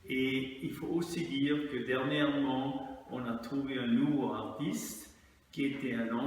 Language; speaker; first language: French; non-native, fluent; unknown